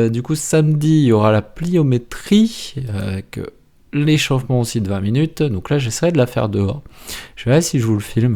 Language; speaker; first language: French; native; French